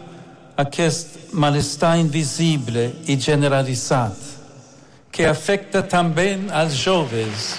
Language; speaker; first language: Catalan; non-native, fluent; English